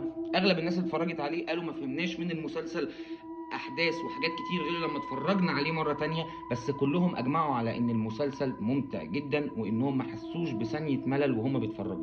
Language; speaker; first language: Arabic; native; Arabic